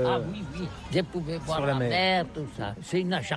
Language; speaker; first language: French; non-native, learner; Catalan